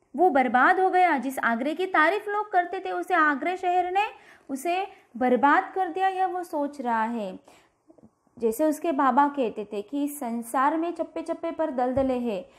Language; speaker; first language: Hindi; non-native, local second language; Marathi